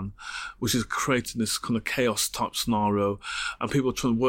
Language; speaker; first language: English; native; English